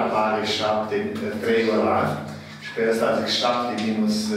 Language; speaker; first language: Romanian; native; Romanian